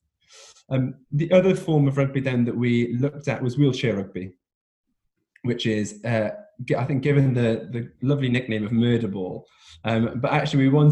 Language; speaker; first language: English; native; English